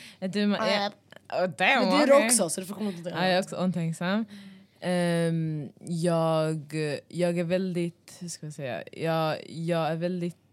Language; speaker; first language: Swedish; early bilingual, other home language; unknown